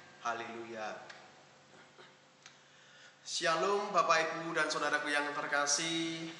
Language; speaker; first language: Indonesian; native; Indonesian